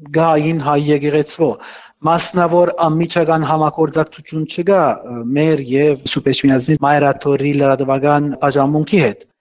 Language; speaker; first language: Armenian; early bilingual, heritage; Armenian